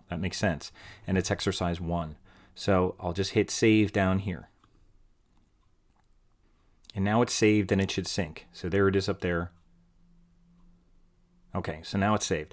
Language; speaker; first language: English; native; English